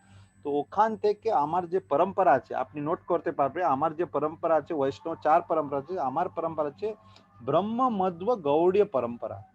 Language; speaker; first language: Bangla; non-native, learner; Hindi